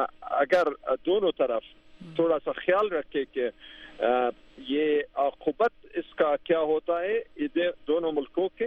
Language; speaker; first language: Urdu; non-native, fluent; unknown